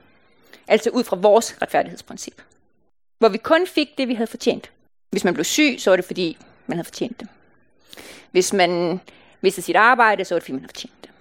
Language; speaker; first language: Danish; native; Danish